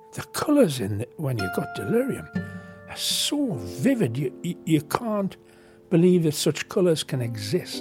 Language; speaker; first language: English; native; English